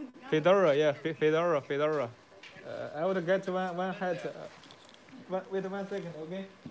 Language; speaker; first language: English; non-native, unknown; Chinese